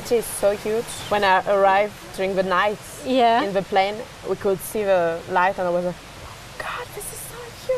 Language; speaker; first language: English; non-native, fluent; French